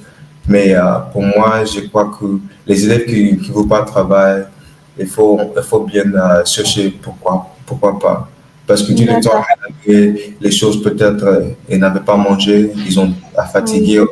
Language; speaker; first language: French; non-native, learner; English